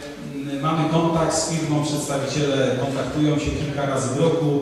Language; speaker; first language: Polish; native; Polish